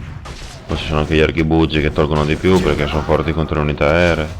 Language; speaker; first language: Italian; native; Italian